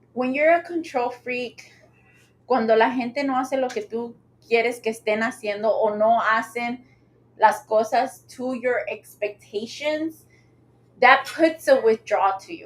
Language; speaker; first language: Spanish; early bilingual, heritage; Spanish